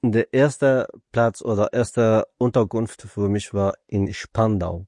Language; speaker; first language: German; non-native, learner; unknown